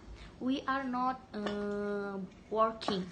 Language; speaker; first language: English; non-native, learner; Indonesian